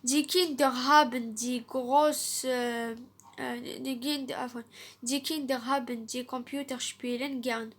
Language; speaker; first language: German; non-native, learner; Arabic